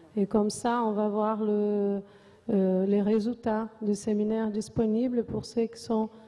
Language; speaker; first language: French; non-native, fluent; Portuguese